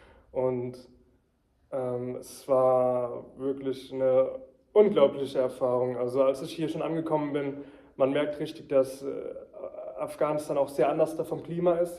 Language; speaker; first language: German; early bilingual, heritage; German